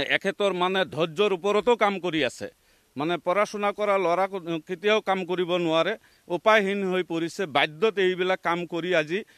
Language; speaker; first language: Assamese; non-native, local second language; Bangla